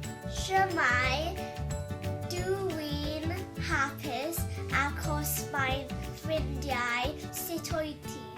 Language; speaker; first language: Welsh; non-native, learner; English